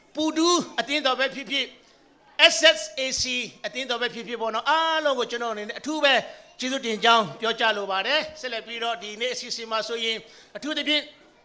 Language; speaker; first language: Burmese; non-native, local second language; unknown